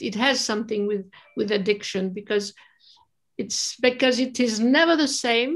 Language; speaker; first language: English; non-native, fluent; French